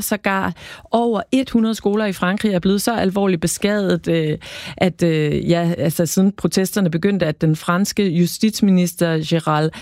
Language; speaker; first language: Danish; native; Danish